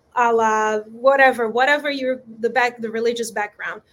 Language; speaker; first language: English; non-native, fluent; Portuguese